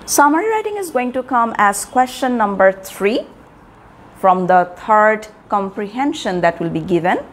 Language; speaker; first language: English; non-native, local second language; Bangla